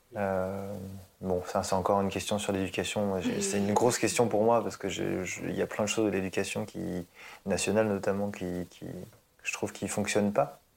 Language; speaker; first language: French; native; French